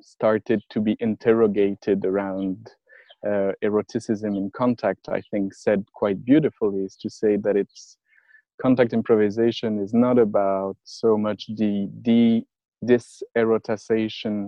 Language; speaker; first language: English; non-native, fluent; French